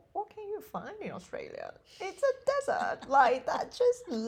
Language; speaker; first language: English; non-native, fluent; Chinese